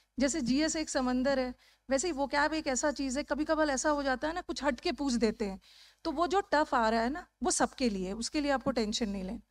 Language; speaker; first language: Hindi; native; Hindi